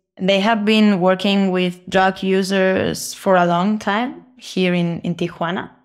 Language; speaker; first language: English; non-native, fluent; Spanish